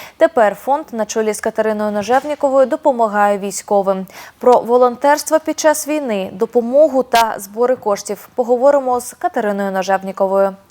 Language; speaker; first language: Ukrainian; native; Ukrainian